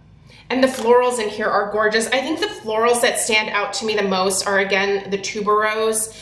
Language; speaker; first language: English; native; English